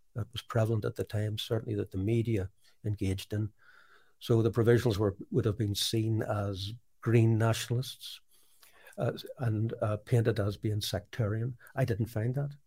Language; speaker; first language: English; native; English